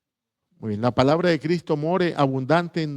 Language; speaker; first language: Spanish; native; Spanish